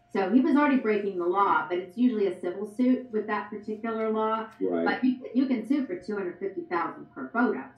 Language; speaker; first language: English; native; English